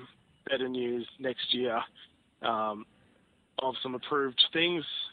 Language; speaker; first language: English; native; English